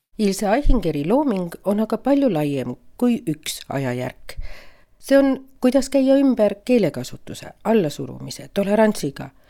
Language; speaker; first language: Estonian; native; Estonian